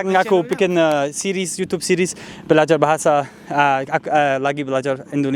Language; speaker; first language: Indonesian; non-native, learner; English